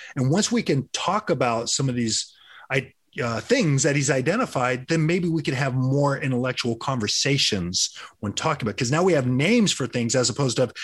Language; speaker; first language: English; early bilingual, other home language; Filipino